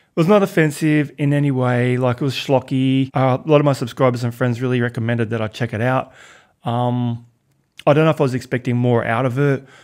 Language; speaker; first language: English; native; English